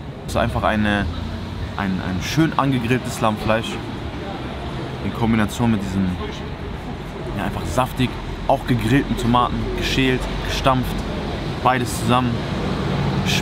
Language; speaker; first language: German; native; German